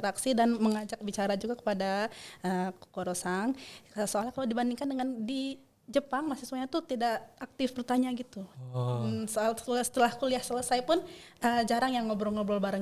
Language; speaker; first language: Indonesian; non-native, fluent; Japanese